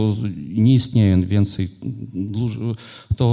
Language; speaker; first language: Polish; non-native, fluent; Ukrainian